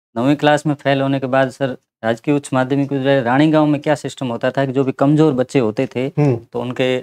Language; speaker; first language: Hindi; native; Hindi